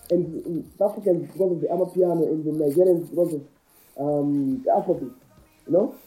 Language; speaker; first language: English; non-native, local second language; Shona